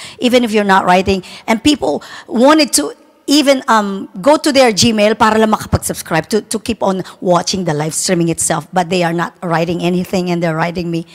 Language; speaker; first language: English; non-native, local second language; Filipino